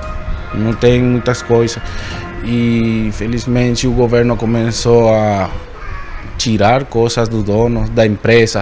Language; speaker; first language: Portuguese; non-native, fluent; Spanish